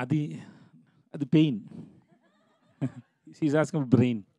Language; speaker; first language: Telugu; non-native, learner; Tamil